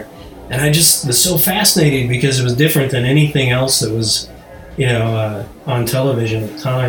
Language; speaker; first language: English; native; English